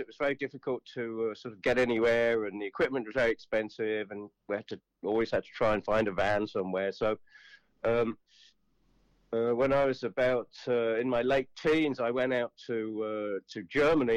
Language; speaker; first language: English; native; English